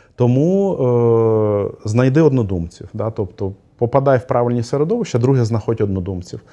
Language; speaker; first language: Ukrainian; non-native, local second language; Russian